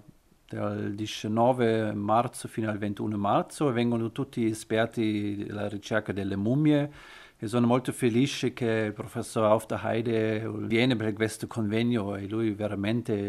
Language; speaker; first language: Italian; non-native, learner; German